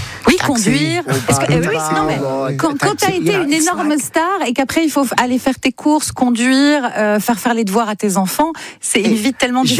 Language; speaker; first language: French; native; French